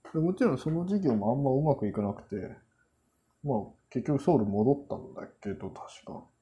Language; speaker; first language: Japanese; non-native, fluent; Korean